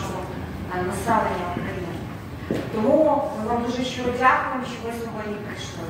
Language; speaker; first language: Ukrainian; native; Ukrainian